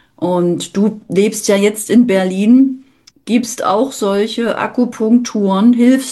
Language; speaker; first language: German; native; German